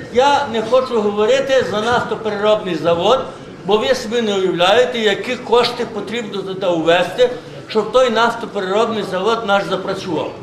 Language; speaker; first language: Ukrainian; native; Ukrainian